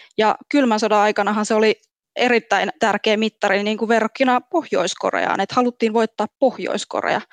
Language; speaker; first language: Finnish; native; Finnish